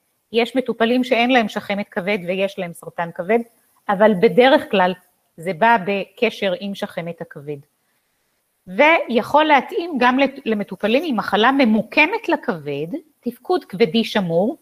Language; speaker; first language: Hebrew; native; Hebrew